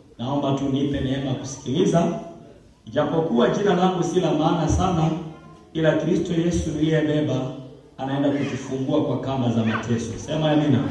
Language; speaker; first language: Swahili; non-native, local second language; Luyia